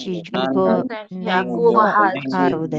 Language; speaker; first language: Japanese; non-native, learner; Indonesian